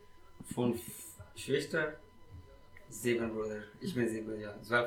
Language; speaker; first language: German; non-native, learner; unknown